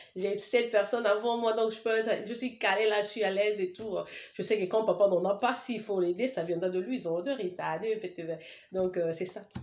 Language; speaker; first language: French; non-native, local second language; Lingala